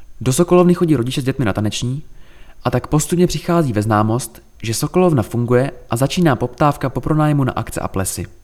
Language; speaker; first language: Czech; native; Czech